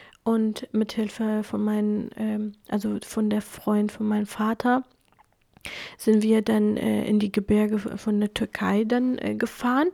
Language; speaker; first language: German; non-native, fluent; Kurdish